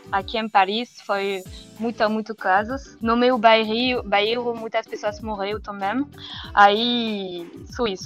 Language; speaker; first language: Portuguese; non-native, learner; French